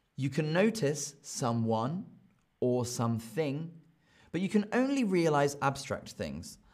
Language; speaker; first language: English; native; English